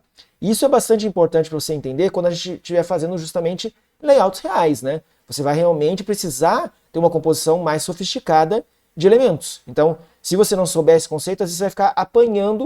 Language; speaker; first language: Portuguese; native; Portuguese